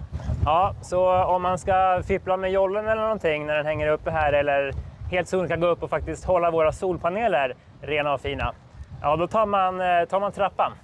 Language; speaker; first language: Swedish; native; Swedish